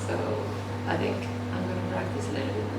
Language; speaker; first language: English; non-native, fluent; Finnish